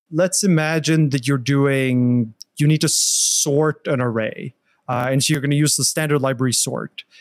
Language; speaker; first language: English; non-native, fluent; Norwegian